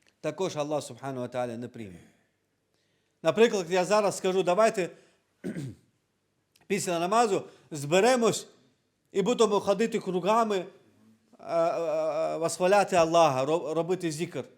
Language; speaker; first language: Ukrainian; non-native, local second language; Crimean Tatar